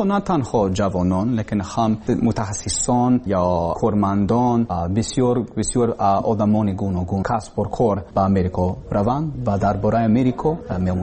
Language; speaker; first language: Persian; non-native, learner; English